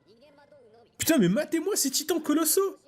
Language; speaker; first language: French; native; French